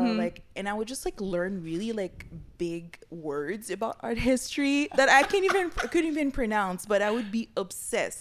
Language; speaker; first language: English; non-native, fluent; Haitian Creole